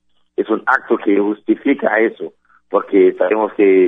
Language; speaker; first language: Spanish; non-native, fluent; Haitian Creole